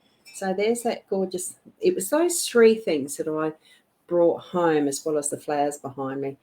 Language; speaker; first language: English; native; English